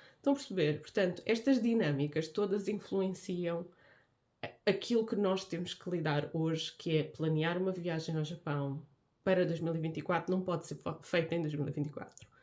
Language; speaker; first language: Portuguese; native; Portuguese